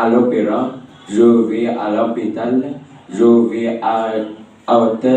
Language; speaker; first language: French; non-native, learner; Arabic